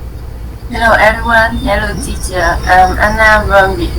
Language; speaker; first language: English; non-native, learner; Vietnamese